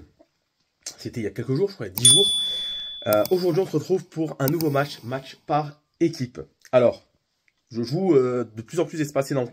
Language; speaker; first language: French; native; French